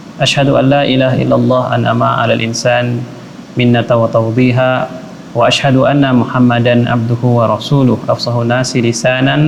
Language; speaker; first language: Arabic; non-native, fluent; Indonesian